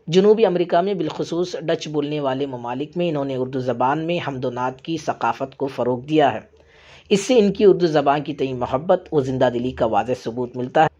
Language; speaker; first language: Urdu; native; Urdu